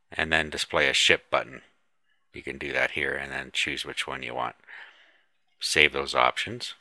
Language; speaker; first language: English; native; English